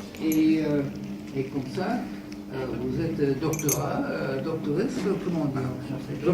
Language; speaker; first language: French; non-native, fluent; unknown